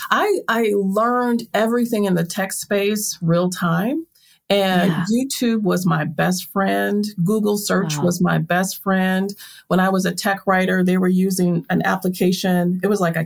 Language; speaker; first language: English; native; English